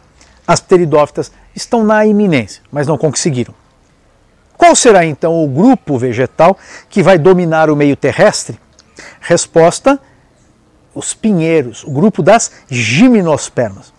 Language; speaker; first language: Portuguese; native; Portuguese